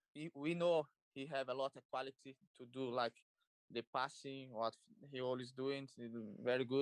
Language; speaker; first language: English; non-native, learner; Portuguese